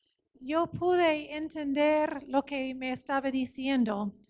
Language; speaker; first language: Spanish; non-native, fluent; English